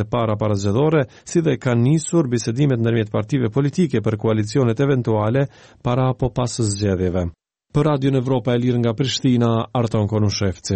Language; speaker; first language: Albanian; native; Albanian